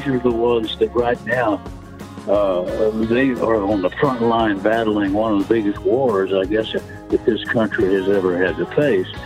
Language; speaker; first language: English; native; English